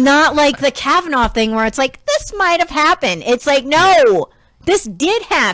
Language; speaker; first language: English; native; English